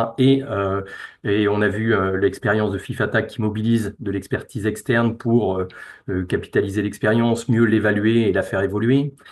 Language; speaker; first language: French; native; French